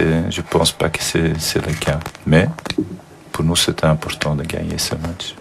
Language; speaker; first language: French; non-native, fluent; Dutch